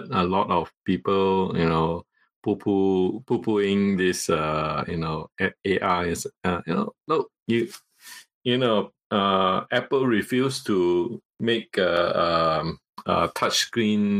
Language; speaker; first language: English; non-native, local second language; Cantonese